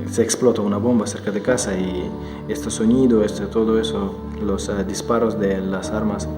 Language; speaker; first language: Spanish; non-native, fluent; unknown